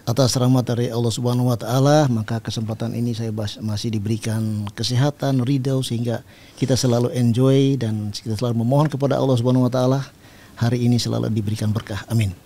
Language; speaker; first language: Indonesian; non-native, local second language; Tetum